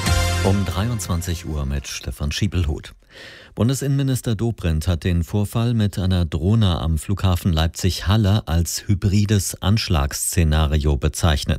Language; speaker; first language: German; native; German